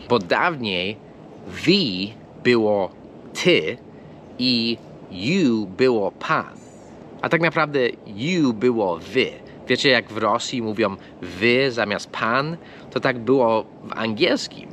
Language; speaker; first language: Polish; non-native, fluent; English